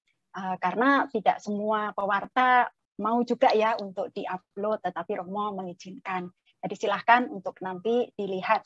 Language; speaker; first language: Indonesian; native; Indonesian